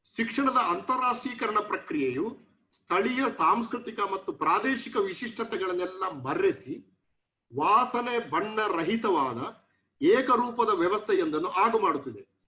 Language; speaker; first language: Kannada; non-native, local second language; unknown